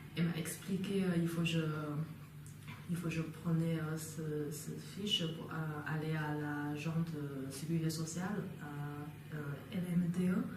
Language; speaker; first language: French; non-native, learner; Chinese